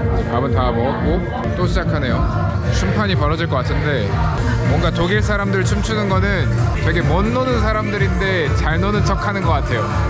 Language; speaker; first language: Korean; native; Korean